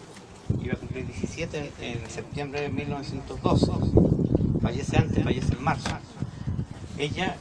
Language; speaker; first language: Spanish; native; Spanish